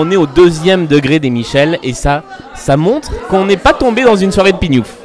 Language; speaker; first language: French; native; French